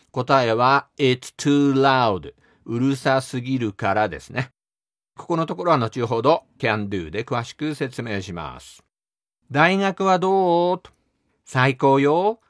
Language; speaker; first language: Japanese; native; Japanese